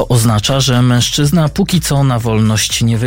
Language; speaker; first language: Polish; native; Polish